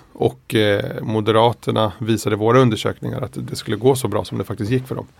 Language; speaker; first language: Swedish; early bilingual, other home language; Spanish